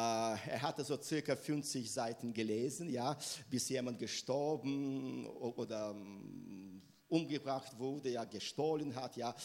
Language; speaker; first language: German; non-native, fluent; Russian